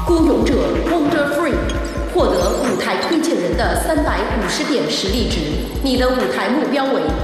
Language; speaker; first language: Chinese; native; Chinese